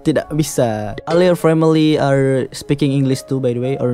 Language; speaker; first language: English; non-native, learner; Indonesian